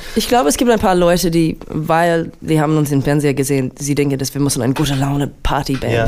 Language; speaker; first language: German; non-native, fluent; English